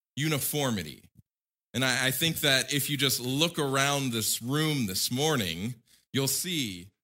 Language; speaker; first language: English; native; English